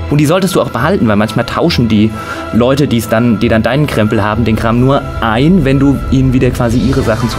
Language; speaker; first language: German; native; German